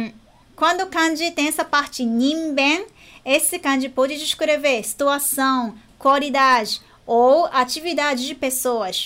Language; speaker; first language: Portuguese; non-native, fluent; Japanese